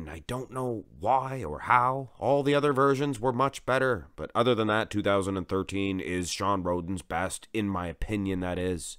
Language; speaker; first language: English; native; English